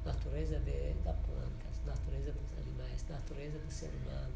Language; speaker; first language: Portuguese; non-native, learner; Persian